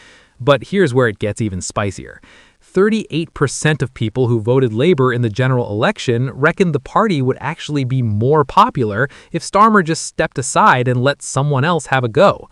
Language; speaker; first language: English; native; English